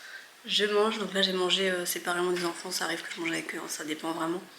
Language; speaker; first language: French; native; French